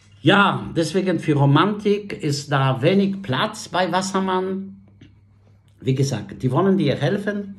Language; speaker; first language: German; non-native, fluent; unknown